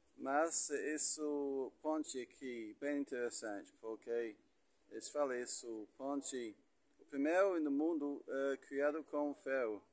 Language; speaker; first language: Portuguese; non-native, learner; English